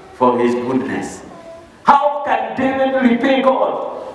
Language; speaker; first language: English; non-native, local second language; Swahili